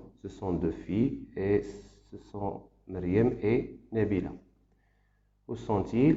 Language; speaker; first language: French; non-native, local second language; Arabic